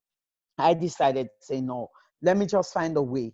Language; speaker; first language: English; non-native, local second language; Krio